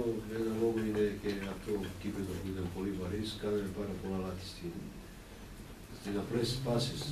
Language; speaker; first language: Greek; non-native, fluent; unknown